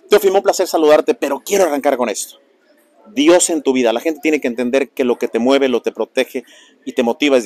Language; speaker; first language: Spanish; native; Spanish